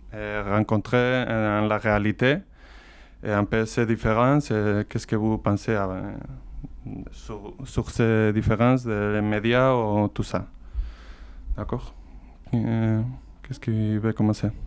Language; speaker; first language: French; non-native, learner; Spanish